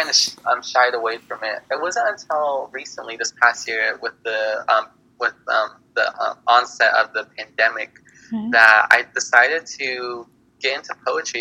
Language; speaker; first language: English; native; English